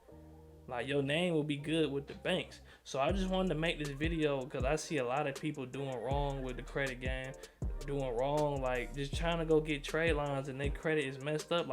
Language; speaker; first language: English; native; English